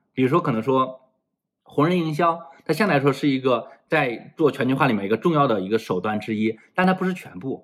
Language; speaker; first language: Chinese; native; Chinese